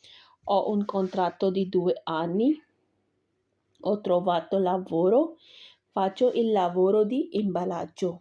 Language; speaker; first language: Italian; non-native, learner; Urdu